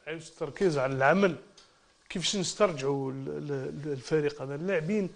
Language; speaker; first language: Arabic; native; Arabic